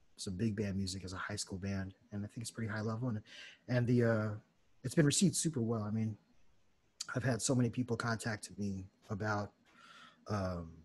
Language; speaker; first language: English; native; English